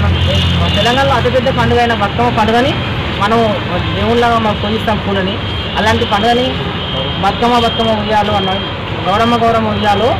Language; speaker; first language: Telugu; native; Telugu